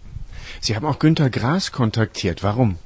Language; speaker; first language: German; native; German